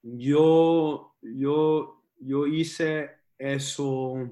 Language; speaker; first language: Spanish; early bilingual, heritage; Spanish